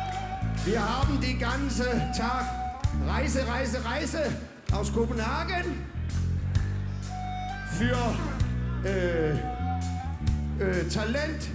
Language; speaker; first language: German; non-native, learner; Danish